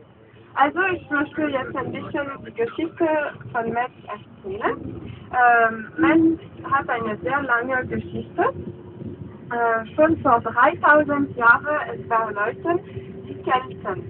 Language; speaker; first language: German; non-native, fluent; French